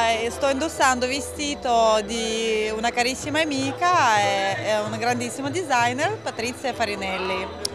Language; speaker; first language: Italian; non-native, fluent; Russian